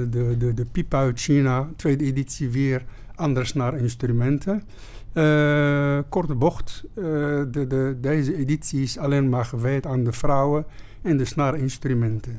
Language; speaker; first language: Dutch; non-native, fluent; Arabic